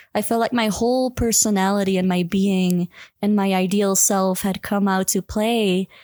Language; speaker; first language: English; non-native, fluent; Dutch